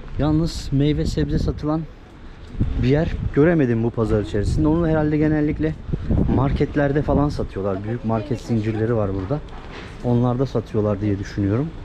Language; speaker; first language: Turkish; native; Turkish